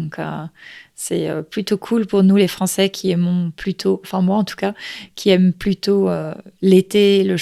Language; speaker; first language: French; native; French